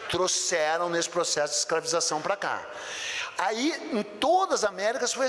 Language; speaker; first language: Portuguese; native; Portuguese